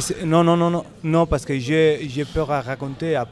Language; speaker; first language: French; non-native, learner; Spanish